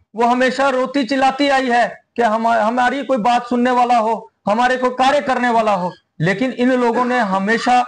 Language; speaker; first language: Hindi; native; Hindi